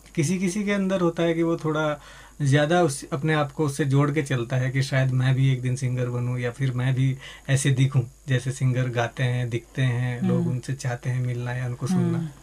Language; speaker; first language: Hindi; native; Hindi